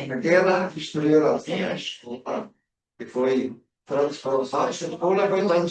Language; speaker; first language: Portuguese; early bilingual, other home language; German